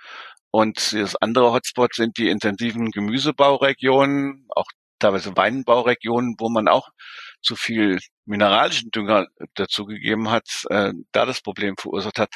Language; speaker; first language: German; native; German